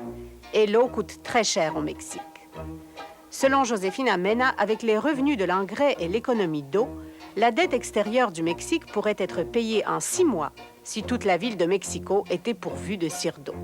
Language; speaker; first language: French; native; French